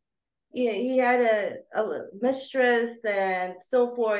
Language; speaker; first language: English; early bilingual, other home language; Russian